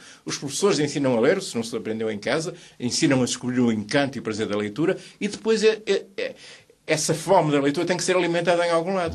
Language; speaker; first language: Portuguese; native; Portuguese